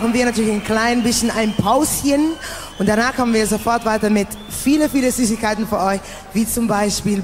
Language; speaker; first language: German; non-native, learner; English